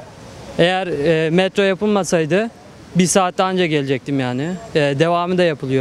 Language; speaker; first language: Turkish; native; Turkish